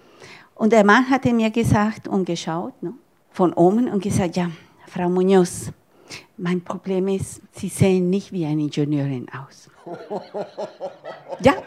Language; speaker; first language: German; non-native, fluent; Spanish